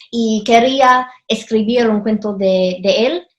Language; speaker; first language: Spanish; non-native, fluent; English